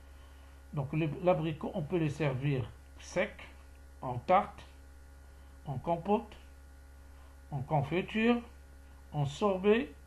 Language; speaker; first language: French; non-native, local second language; Arabic